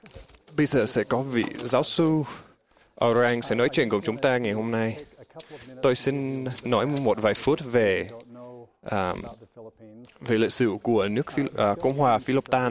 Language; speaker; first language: Vietnamese; non-native, fluent; English